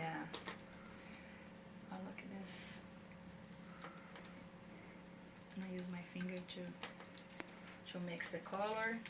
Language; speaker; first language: English; non-native, learner; Portuguese